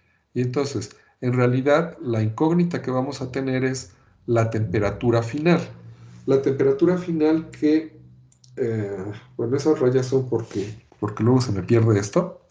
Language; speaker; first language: Spanish; native; Spanish